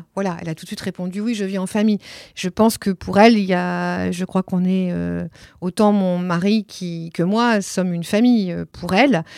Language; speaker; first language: French; early bilingual, other home language; Italian